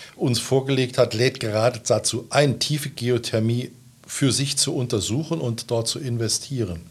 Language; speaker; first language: German; native; German